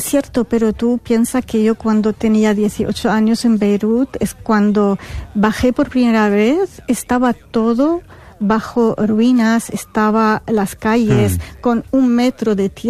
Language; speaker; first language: Spanish; non-native, fluent; Arabic